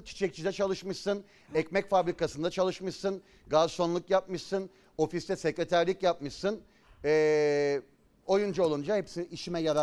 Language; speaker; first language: Turkish; native; Turkish